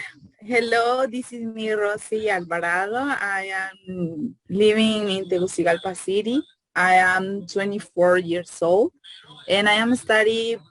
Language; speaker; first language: English; non-native, learner; Spanish